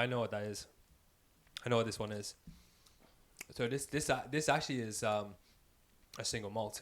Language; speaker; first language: English; native; English